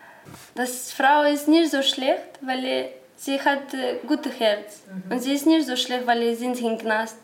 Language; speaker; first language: German; non-native, learner; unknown